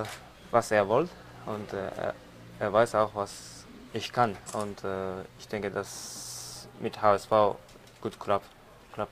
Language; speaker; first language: German; non-native, learner; Japanese